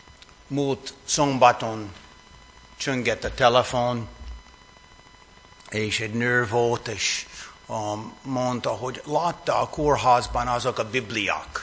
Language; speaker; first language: Hungarian; non-native, fluent; English